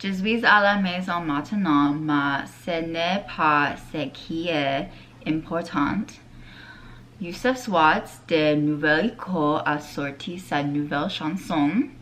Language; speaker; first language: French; non-native, learner; English